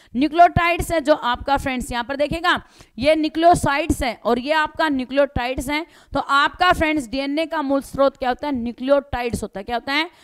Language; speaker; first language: Hindi; native; Hindi